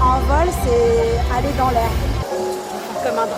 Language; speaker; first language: French; native; French